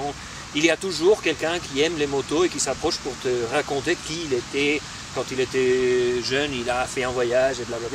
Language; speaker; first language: French; non-native, fluent; Spanish